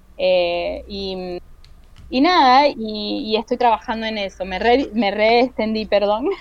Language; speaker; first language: Spanish; native; Spanish